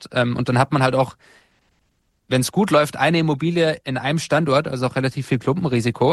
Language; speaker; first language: German; native; German